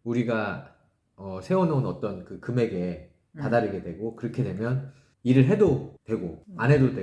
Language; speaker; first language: Korean; native; Korean